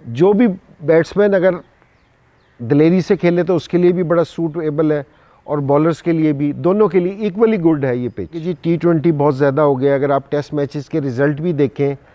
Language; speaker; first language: Urdu; non-native, local second language; Punjabi